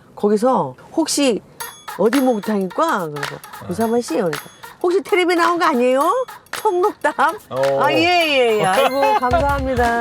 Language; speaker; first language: Korean; native; Korean